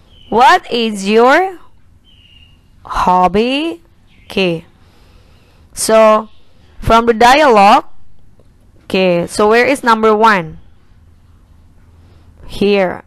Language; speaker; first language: English; non-native, fluent; Indonesian